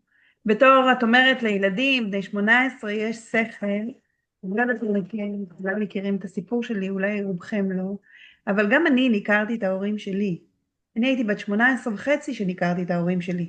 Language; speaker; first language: Hebrew; native; Hebrew